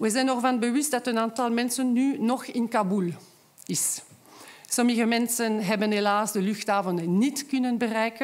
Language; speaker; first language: Dutch; non-native, local second language; French